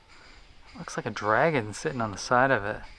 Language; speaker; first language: English; native; English